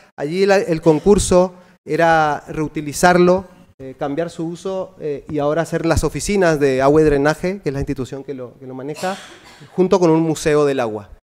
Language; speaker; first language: Spanish; native; Spanish